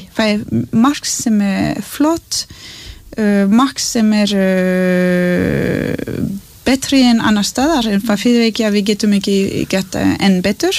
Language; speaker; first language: Icelandic; non-native, learner; French